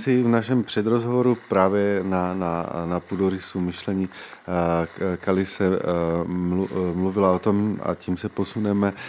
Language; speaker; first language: Czech; native; Czech